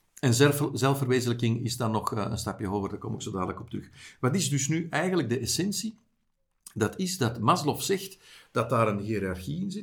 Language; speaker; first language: Dutch; native; Dutch